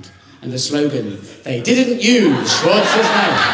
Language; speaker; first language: English; native; English